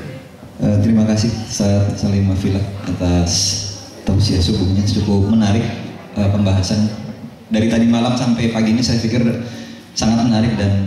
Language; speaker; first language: Indonesian; native; Indonesian